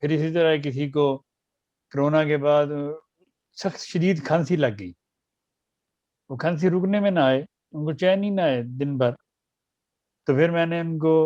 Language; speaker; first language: Urdu; native; Urdu